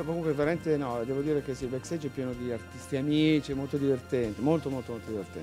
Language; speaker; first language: Italian; native; Italian